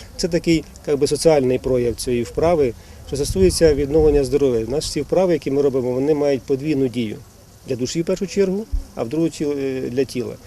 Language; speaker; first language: Ukrainian; non-native, local second language; Russian